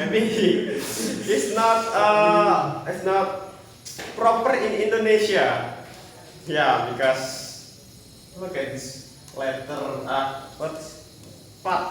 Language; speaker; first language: English; non-native, learner; Indonesian